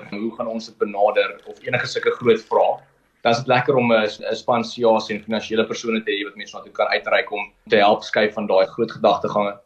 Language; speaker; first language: Afrikaans; native; Afrikaans